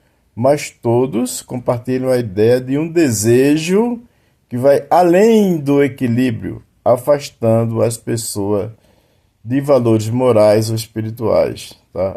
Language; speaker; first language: Portuguese; native; Portuguese